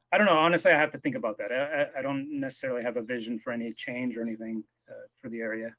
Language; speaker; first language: English; native; English